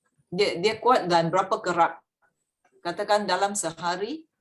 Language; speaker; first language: Malay; native; Malay